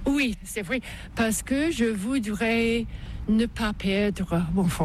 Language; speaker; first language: French; non-native, local second language; English